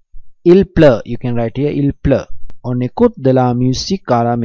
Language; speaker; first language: French; non-native, fluent; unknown